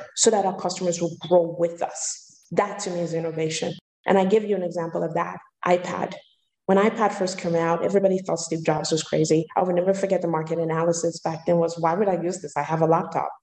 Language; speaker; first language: English; early bilingual, other home language; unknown